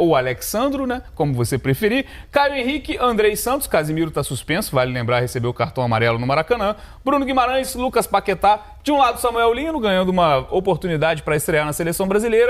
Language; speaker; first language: Portuguese; native; Portuguese